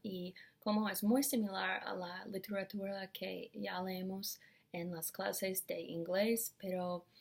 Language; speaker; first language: Spanish; non-native, learner; English